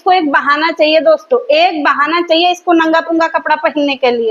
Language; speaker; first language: Hindi; native; Hindi